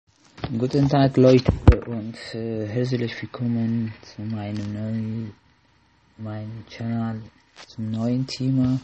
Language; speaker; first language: German; non-native, learner; Arabic